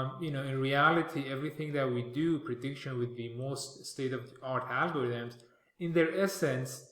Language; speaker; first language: English; non-native, fluent; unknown